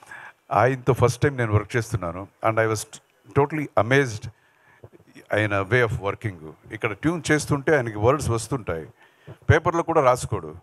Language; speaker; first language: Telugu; non-native, local second language; Kannada